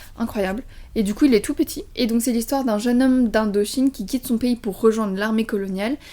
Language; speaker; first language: French; early bilingual, other home language; Vietnamese